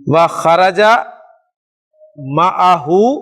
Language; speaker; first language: Arabic; non-native, fluent; Urdu